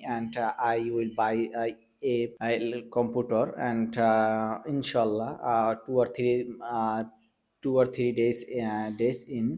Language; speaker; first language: English; non-native, learner; Bangla